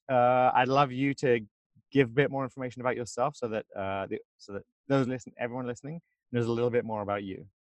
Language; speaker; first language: English; native; English